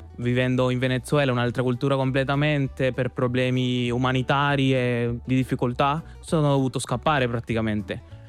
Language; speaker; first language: Italian; non-native, fluent; Spanish